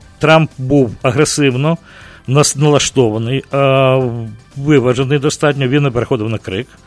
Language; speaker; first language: Ukrainian; native; Ukrainian